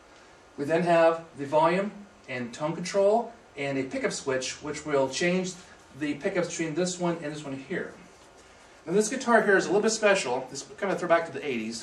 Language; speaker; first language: English; native; English